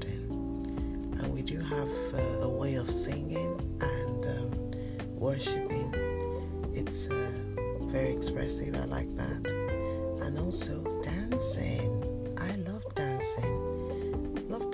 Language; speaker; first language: English; non-native, local second language; Yoruba